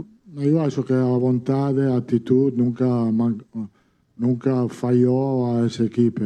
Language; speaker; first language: Portuguese; non-native, fluent; Italian